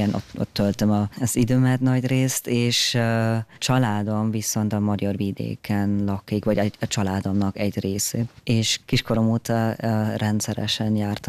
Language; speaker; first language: Hungarian; non-native, fluent; German